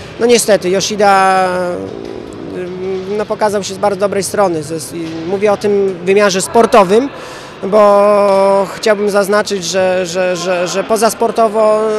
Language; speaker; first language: Polish; native; Polish